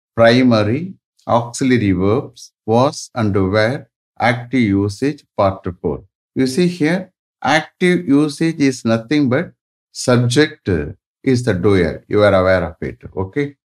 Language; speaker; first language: English; non-native, local second language; Tamil